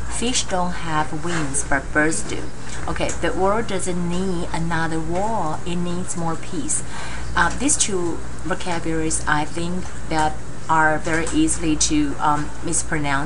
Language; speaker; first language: English; non-native, fluent; Chinese